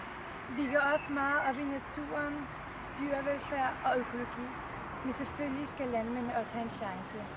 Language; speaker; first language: Danish; native; Danish